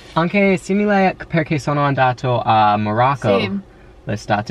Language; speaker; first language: Italian; non-native, learner; English